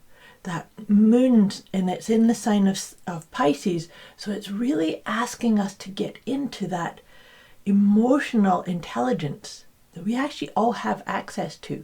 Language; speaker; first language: English; native; English